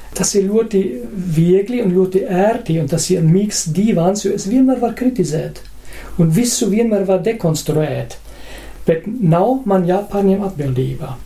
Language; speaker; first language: Latvian; non-native, fluent; German